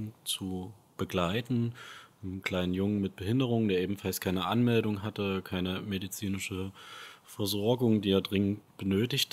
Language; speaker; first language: German; native; German